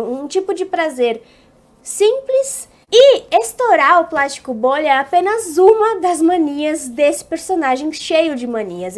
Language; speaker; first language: Portuguese; native; Portuguese